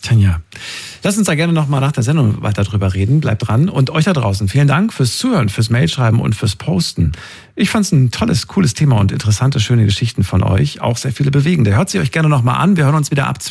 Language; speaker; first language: German; native; German